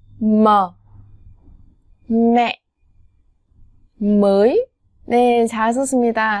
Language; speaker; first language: Korean; non-native, fluent; Vietnamese